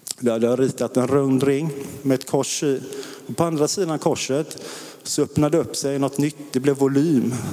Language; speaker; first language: Swedish; native; Swedish